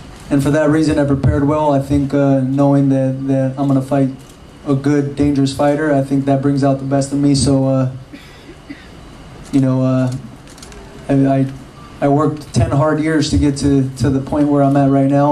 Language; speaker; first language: English; early bilingual, other home language; Spanish